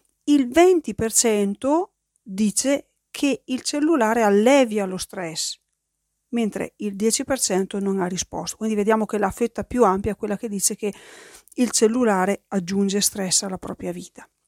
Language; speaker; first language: Italian; native; Italian